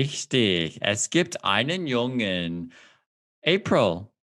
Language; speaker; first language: German; non-native, fluent; English